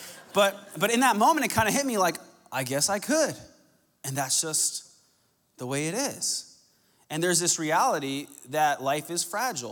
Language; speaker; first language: English; native; English